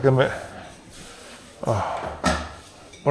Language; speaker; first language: Spanish; non-native, learner; Italian